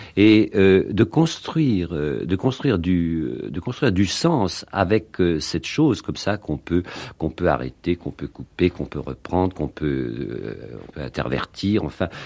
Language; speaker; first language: French; native; French